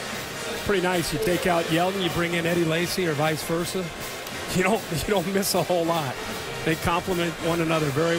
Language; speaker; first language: English; native; English